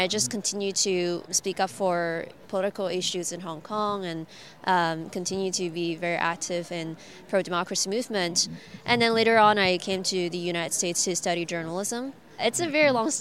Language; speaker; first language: English; non-native, local second language; Cantonese